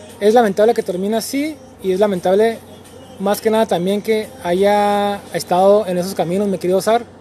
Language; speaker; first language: Spanish; native; Spanish